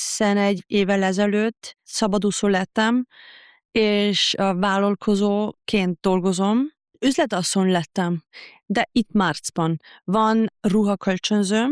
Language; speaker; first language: Hungarian; non-native, fluent; German